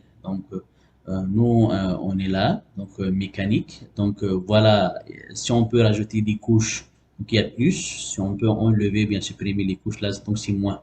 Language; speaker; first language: French; non-native, local second language; Arabic